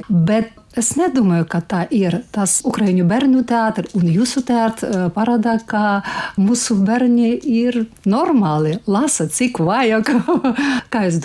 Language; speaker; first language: Latvian; non-native, learner; Ukrainian